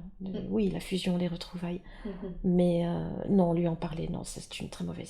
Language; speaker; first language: French; native; French